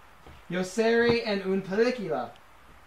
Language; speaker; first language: Spanish; non-native, learner; English